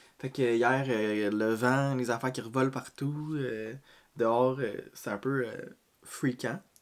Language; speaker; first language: French; native; French